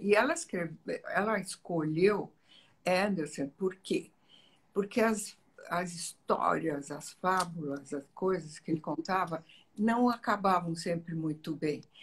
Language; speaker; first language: Portuguese; early bilingual, other home language; Italian